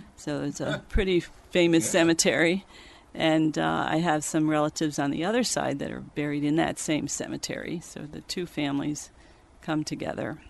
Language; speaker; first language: English; early bilingual, other home language; Swedish